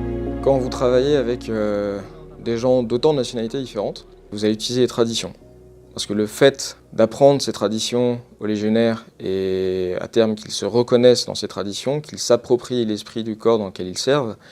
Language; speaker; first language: French; native; French